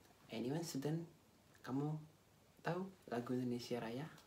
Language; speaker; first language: Indonesian; non-native, local second language; Balinese